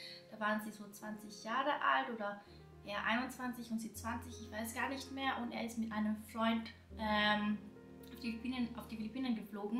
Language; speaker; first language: German; early bilingual, other home language; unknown